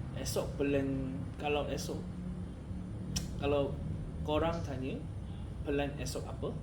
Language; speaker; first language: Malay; non-native, learner; Korean